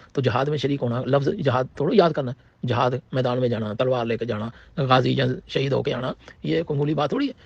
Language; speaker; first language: Urdu; non-native, local second language; Punjabi